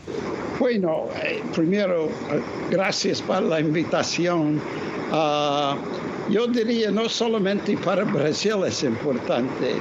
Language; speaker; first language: Spanish; non-native, fluent; English